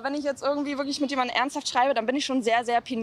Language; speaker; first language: German; native; German